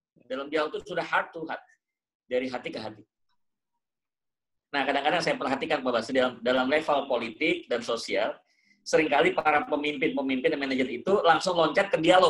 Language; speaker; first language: Indonesian; native; Indonesian